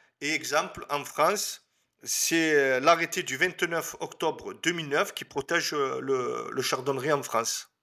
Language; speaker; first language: French; native; French